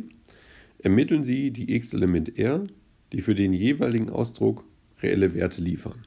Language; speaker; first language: German; native; German